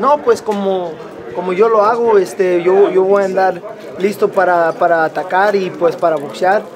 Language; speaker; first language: Spanish; early bilingual, other home language; English